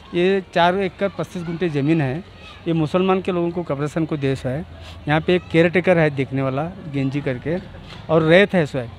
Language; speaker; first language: Hindi; non-native, local second language; Urdu